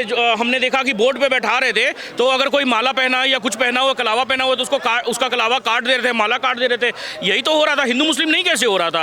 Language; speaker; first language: Hindi; native; Hindi